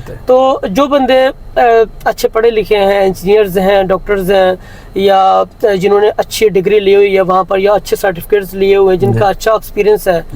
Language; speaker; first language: Hindi; native; Hindi